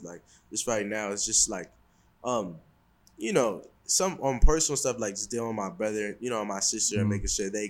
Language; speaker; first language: English; native; English